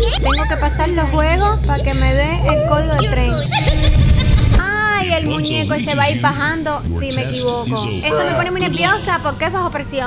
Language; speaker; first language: Spanish; native; Spanish